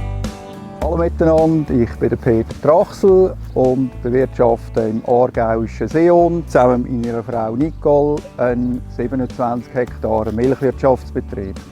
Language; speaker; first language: German; native; German